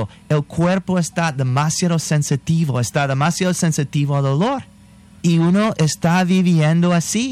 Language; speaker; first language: Spanish; non-native, fluent; English